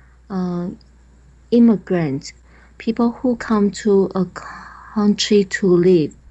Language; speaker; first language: English; non-native, learner; Chinese